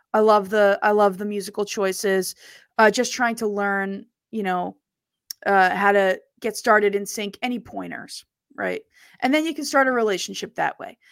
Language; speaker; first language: English; native; English